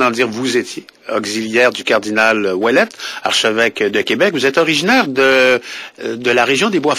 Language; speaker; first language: French; native; French